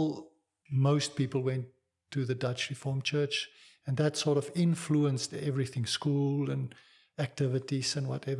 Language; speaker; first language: English; non-native, local second language; Afrikaans